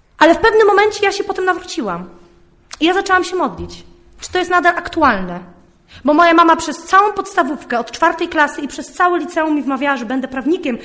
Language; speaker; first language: Polish; early bilingual, heritage; Polish